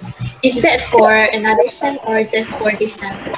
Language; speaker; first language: English; non-native, local second language; Malay